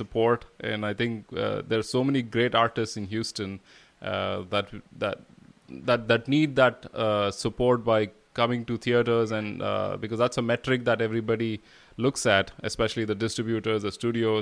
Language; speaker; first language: English; non-native, local second language; Kannada